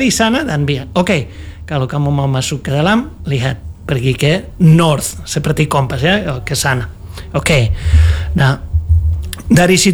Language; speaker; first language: English; non-native, fluent; Spanish